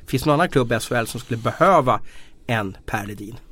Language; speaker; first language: Swedish; native; Swedish